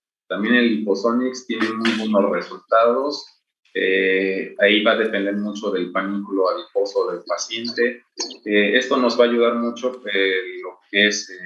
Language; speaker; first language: Spanish; native; Spanish